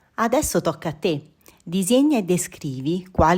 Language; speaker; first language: Italian; native; Italian